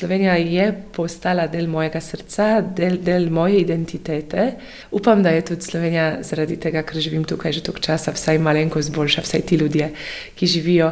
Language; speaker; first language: Slovenian; non-native, fluent; Polish